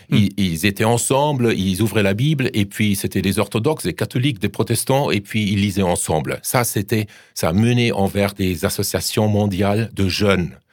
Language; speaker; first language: French; non-native, fluent; German